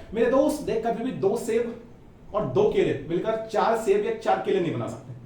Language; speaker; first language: Hindi; native; Hindi